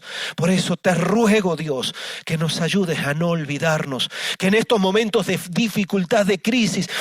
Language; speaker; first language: Spanish; native; Spanish